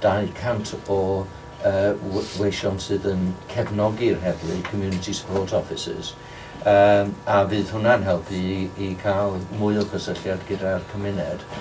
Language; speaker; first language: Welsh; non-native, local second language; English